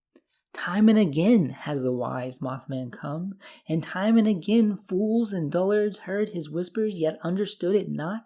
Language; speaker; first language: English; native; English